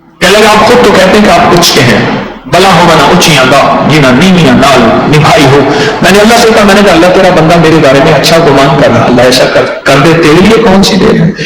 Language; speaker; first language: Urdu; non-native, local second language; Saraiki